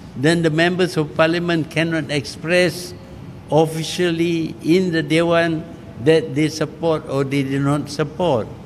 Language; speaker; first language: English; non-native, local second language; Malay